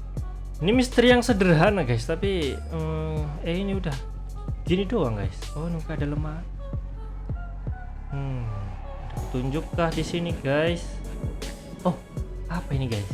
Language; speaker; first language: Indonesian; native; Indonesian